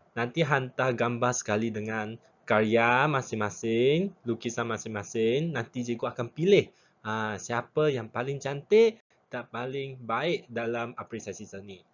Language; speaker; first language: Malay; non-native, local second language; Chinese